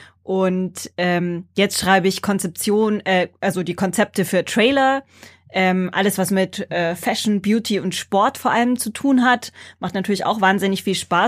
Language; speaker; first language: German; native; German